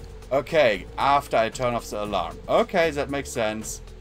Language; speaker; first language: English; non-native, fluent; German